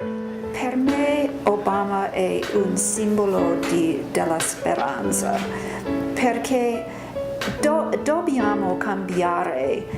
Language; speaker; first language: Italian; non-native, learner; English